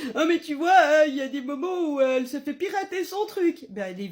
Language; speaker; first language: French; native; French